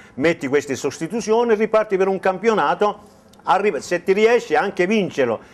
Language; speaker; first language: Italian; native; Italian